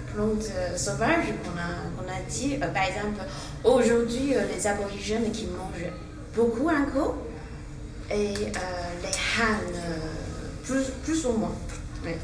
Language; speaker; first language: French; non-native, fluent; Chinese